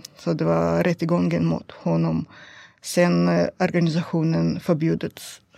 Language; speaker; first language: Swedish; non-native, learner; Russian